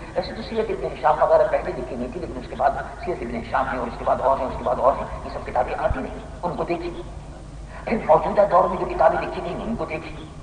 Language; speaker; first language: Urdu; native; Urdu